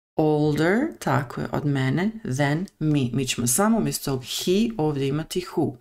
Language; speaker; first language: English; non-native, fluent; Serbian